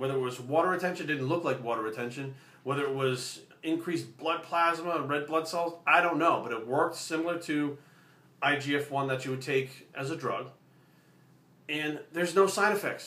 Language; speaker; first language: English; native; English